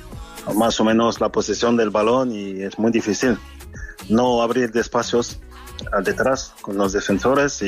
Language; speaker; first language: Spanish; non-native, fluent; French